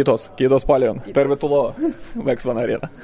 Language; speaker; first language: Finnish; non-native, learner; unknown